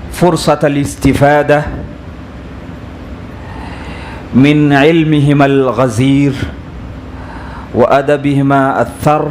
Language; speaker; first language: Arabic; non-native, fluent; Urdu